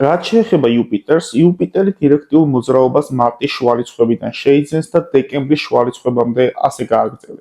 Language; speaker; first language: Georgian; native; Georgian